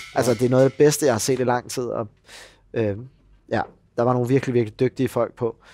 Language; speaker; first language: Danish; native; Danish